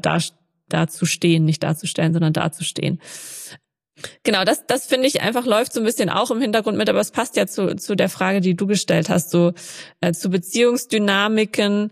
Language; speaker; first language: German; native; German